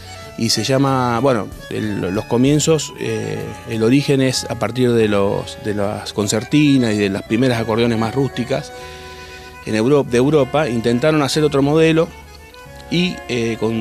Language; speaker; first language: Spanish; native; Spanish